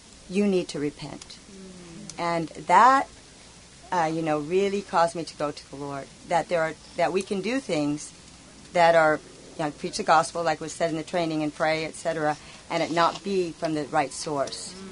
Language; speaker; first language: English; native; English